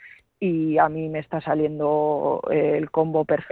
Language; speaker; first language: Spanish; native; Spanish